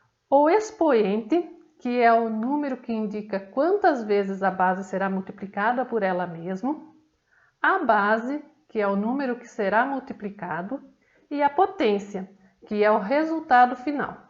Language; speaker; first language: Portuguese; native; Portuguese